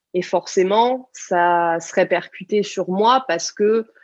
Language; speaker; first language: French; native; French